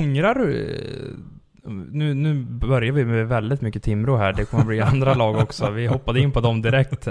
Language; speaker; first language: Swedish; native; Swedish